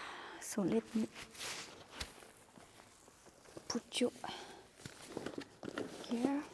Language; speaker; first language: English; non-native, fluent; French